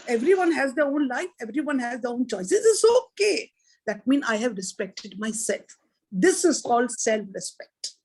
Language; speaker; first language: English; non-native, local second language; Punjabi